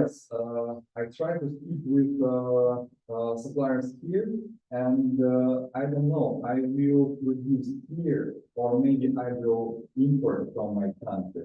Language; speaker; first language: English; non-native, learner; Russian